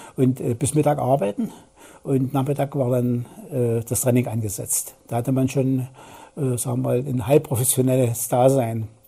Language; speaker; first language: German; native; German